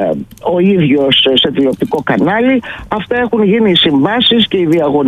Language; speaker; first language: Greek; native; Greek